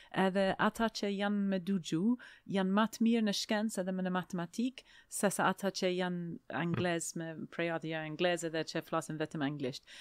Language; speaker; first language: Albanian; non-native, fluent; English